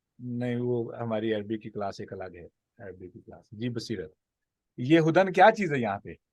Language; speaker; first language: Urdu; non-native, local second language; Punjabi